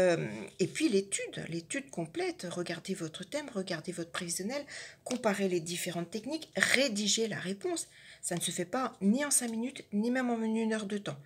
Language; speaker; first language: French; native; French